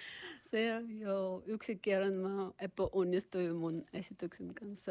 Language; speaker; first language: Finnish; non-native, learner; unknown